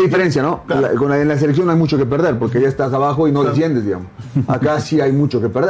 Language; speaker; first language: Spanish; native; Spanish